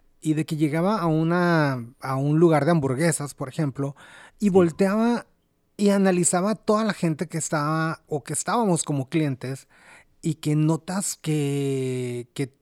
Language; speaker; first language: Spanish; native; Spanish